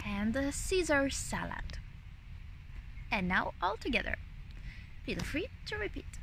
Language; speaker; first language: English; non-native, fluent; Ukrainian